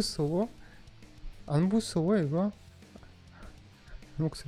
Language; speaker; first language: Korean; non-native, learner; Russian